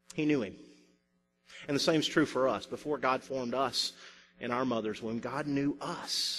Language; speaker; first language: English; native; English